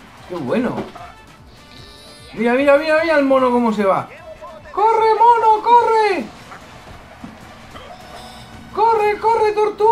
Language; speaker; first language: Spanish; native; Spanish